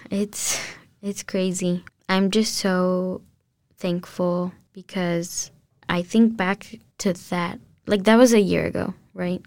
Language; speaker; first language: English; non-native, fluent; Spanish